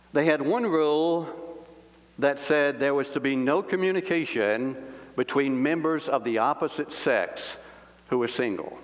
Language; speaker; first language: English; native; English